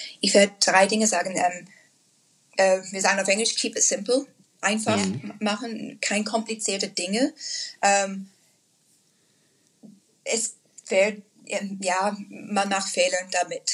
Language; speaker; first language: German; non-native, learner; English